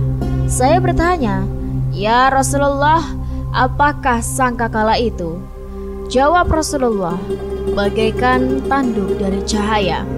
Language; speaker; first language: Indonesian; native; Indonesian